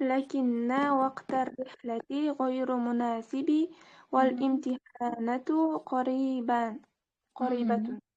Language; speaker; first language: Arabic; non-native, learner; Uzbek